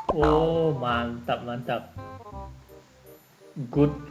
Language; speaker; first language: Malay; non-native, local second language; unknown